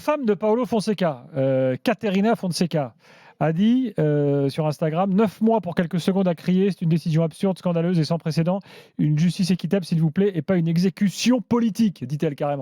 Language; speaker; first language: French; native; French